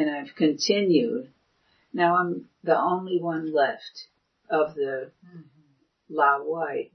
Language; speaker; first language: English; early bilingual, other home language; Chinese